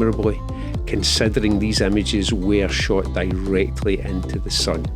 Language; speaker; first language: English; native; English